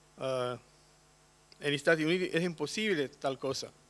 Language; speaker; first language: Italian; non-native, learner; Polish